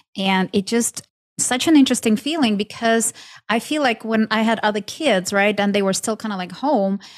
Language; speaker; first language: English; non-native, fluent; Ukrainian